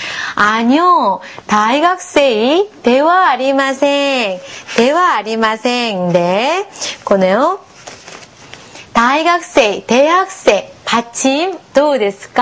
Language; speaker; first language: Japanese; non-native, fluent; Korean